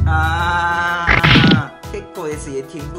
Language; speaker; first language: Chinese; non-native, fluent; Japanese